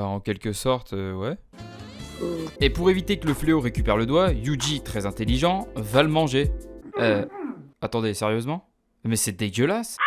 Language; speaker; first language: French; native; French